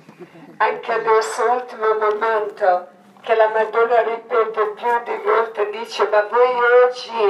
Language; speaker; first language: Italian; non-native, learner; Croatian